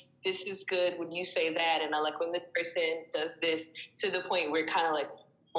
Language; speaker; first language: English; native; English